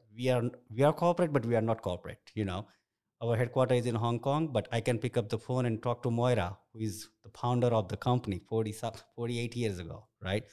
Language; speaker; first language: English; non-native, local second language; Gujarati